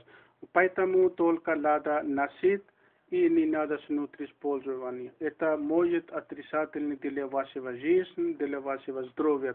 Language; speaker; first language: Russian; non-native, learner; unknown